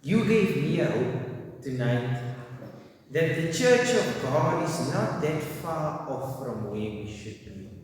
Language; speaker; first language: English; non-native, local second language; Afrikaans